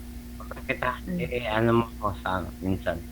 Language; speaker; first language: Filipino; non-native, local second language; Cebuano